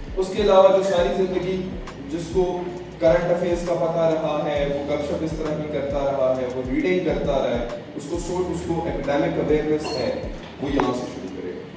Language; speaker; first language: Urdu; non-native, local second language; Pahari-Potwari